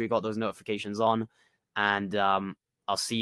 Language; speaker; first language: English; native; English